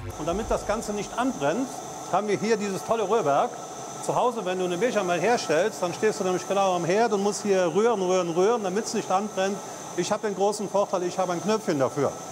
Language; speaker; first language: German; native; German